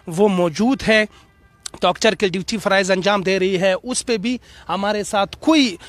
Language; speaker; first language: Urdu; non-native, local second language; Pashto